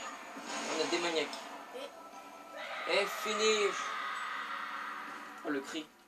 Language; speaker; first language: French; native; French